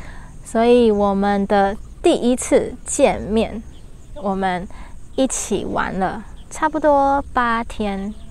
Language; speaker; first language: Chinese; non-native, learner; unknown